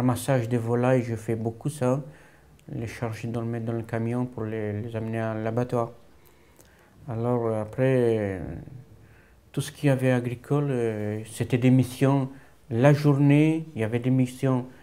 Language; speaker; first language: French; non-native, fluent; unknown